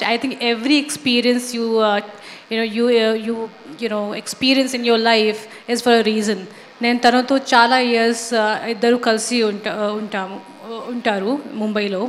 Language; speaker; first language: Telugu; non-native, fluent; Hindi